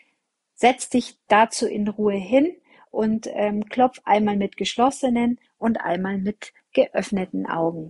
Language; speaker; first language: German; native; German